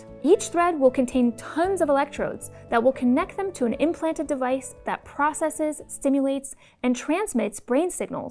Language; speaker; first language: English; native; English